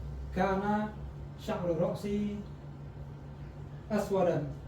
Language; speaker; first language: Arabic; non-native, learner; Indonesian